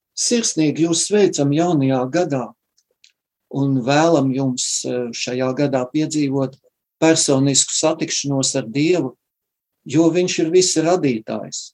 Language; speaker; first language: Latvian; native; Latvian